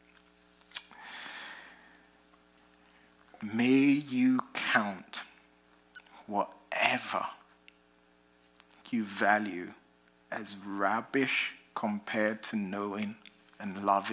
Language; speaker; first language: English; native; English